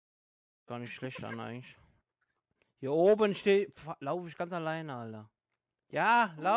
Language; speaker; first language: German; native; German